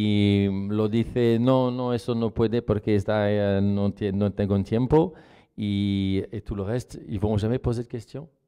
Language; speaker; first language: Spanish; non-native, learner; French